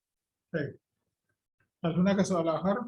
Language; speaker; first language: Arabic; non-native, fluent; Indonesian